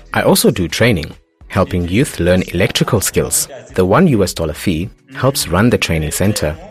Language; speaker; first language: English; non-native, local second language; Tumbuka